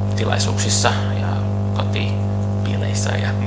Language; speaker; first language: Finnish; non-native, fluent; Portuguese